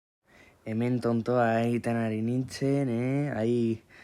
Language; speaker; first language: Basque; non-native, local second language; Spanish